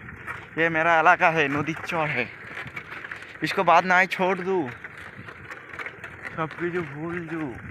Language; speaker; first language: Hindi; non-native, local second language; Bangla